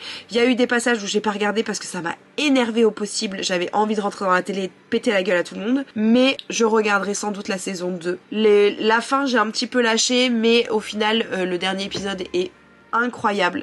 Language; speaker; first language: French; native; French